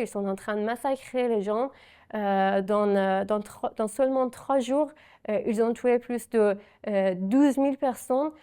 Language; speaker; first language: French; non-native, fluent; Persian